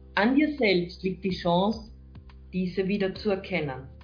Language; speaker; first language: German; native; German